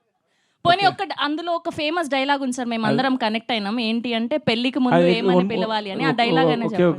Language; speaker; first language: Telugu; native; Telugu